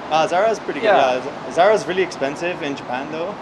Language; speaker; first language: English; non-native, fluent; Dutch